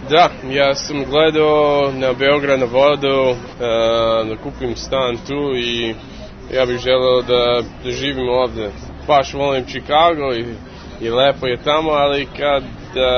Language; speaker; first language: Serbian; early bilingual, heritage; English